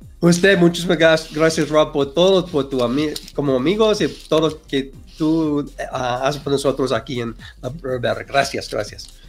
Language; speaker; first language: Spanish; non-native, learner; English